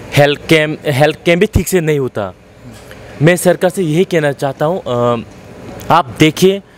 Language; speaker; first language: Hindi; non-native, local second language; Kok Borok